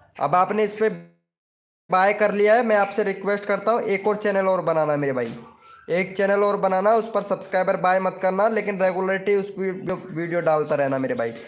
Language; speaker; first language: Hindi; native; Hindi